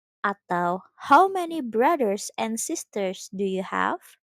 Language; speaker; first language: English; non-native, fluent; Indonesian